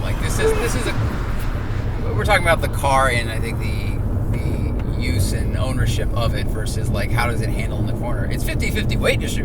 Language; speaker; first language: English; native; English